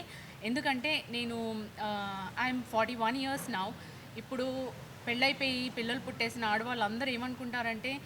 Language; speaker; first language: Telugu; native; Telugu